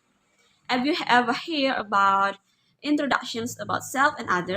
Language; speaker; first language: English; non-native, learner; Indonesian